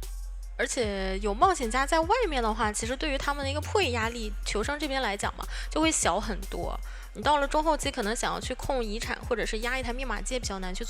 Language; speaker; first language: Chinese; native; Chinese